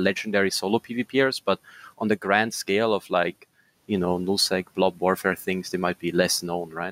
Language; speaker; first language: English; non-native, fluent; German